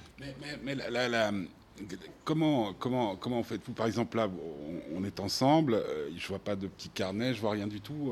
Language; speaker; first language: French; native; French